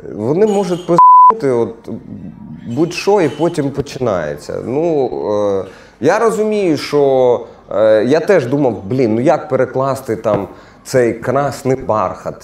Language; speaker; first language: Ukrainian; non-native, local second language; Russian